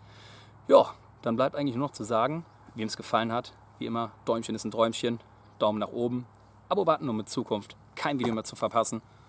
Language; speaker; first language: German; native; German